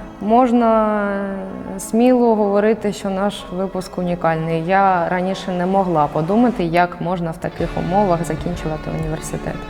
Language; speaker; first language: Ukrainian; native; Ukrainian